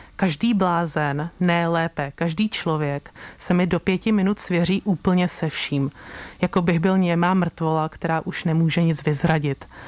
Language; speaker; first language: Czech; native; Czech